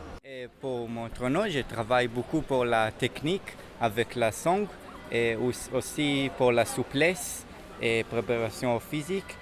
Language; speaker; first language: French; non-native, learner; Hebrew